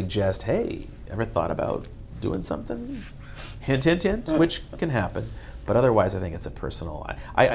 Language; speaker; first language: English; native; English